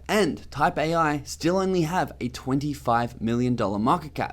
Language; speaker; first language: English; native; English